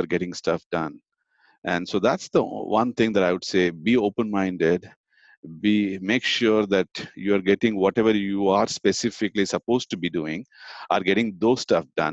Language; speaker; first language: English; non-native, local second language; Tamil